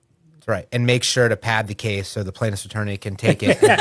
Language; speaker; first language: English; native; English